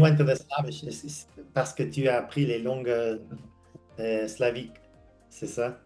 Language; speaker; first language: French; non-native, fluent; English